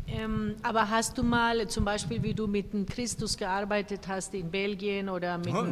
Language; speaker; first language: German; non-native, fluent; Spanish